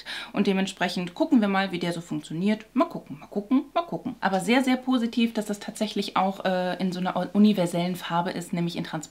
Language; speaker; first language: German; native; German